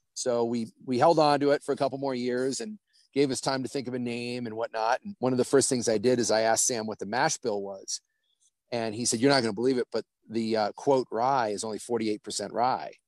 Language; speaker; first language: English; native; English